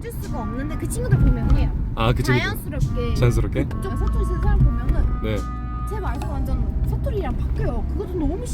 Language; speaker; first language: Korean; non-native, learner; Turkish